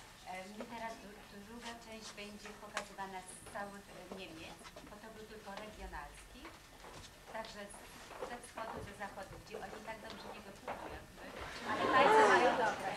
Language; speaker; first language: Polish; non-native, fluent; German